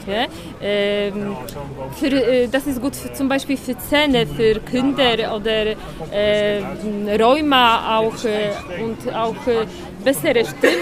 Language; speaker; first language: German; non-native, fluent; Polish